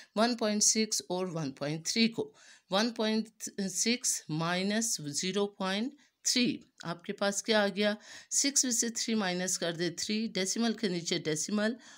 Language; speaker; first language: Urdu; native; Urdu